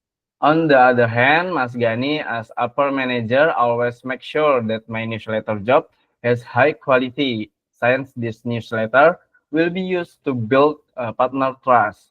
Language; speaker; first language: English; non-native, learner; Indonesian